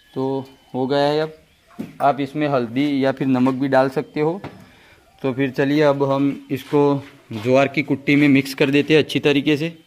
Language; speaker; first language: Hindi; non-native, local second language; Gujarati